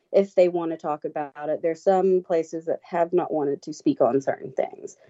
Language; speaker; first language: English; native; English